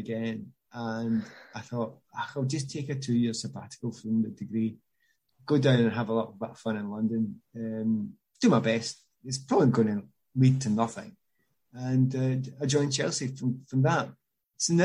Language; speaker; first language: English; native; English